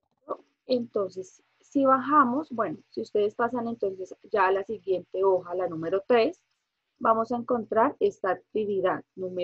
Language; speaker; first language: Spanish; native; Spanish